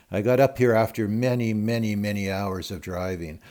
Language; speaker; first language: English; native; English